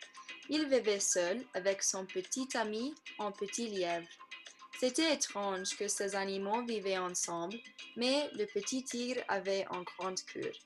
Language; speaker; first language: French; non-native, learner; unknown